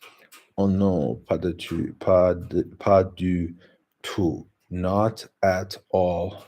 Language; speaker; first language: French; non-native, learner; English